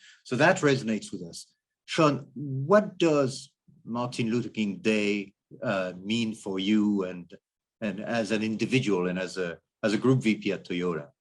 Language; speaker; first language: English; non-native, fluent; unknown